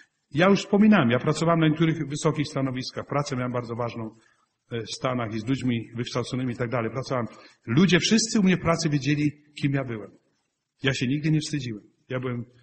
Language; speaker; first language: Polish; non-native, fluent; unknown